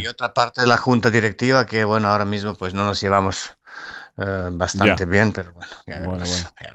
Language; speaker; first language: Spanish; non-native, fluent; Serbian